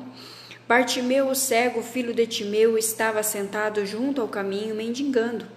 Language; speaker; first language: Portuguese; native; Portuguese